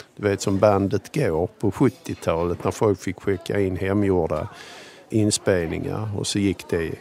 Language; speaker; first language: Swedish; native; Swedish